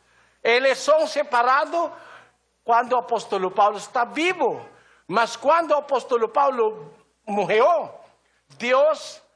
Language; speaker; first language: Portuguese; non-native, learner; Filipino